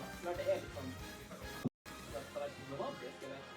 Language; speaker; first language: Norwegian; native; Norwegian